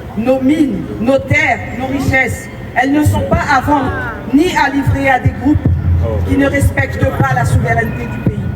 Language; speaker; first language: French; non-native, local second language; Haitian Creole